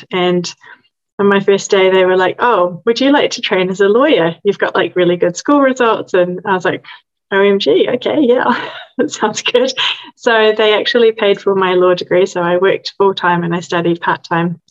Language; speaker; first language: English; native; English